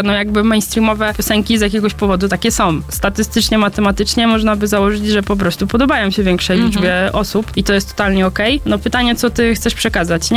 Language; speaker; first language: Polish; native; Polish